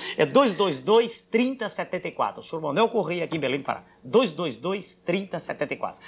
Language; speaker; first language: Portuguese; native; Portuguese